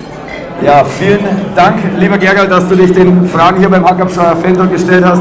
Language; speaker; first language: German; native; German